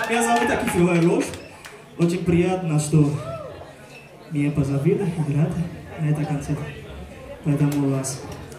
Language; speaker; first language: Russian; non-native, learner; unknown